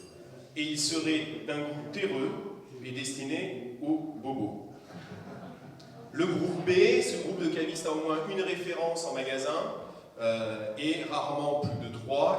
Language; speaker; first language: French; native; French